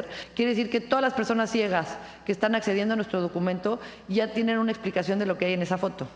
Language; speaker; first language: Spanish; native; Spanish